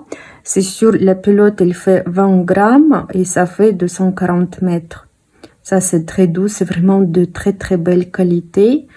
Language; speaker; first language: French; non-native, fluent; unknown